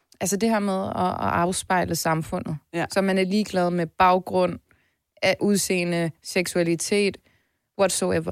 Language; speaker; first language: Danish; early bilingual, other home language; Turkish